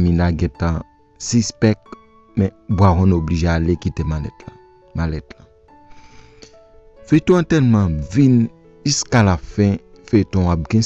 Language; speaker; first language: French; non-native, local second language; Haitian Creole